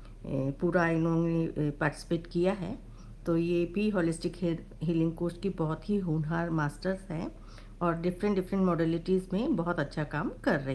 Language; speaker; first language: Hindi; native; Hindi